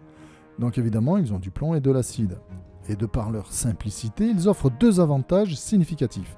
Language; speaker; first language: French; native; French